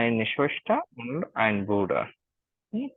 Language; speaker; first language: German; non-native, learner; Bangla